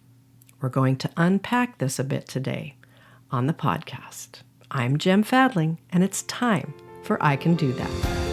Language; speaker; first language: English; native; English